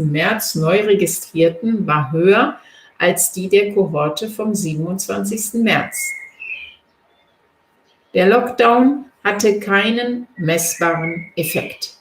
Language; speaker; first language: German; native; German